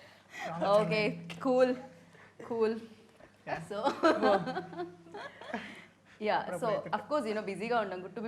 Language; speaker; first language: Telugu; native; Telugu